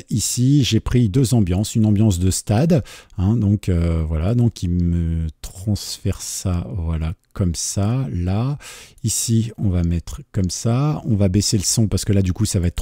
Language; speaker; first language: French; native; French